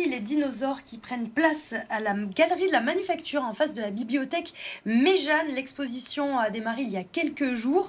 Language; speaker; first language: French; native; French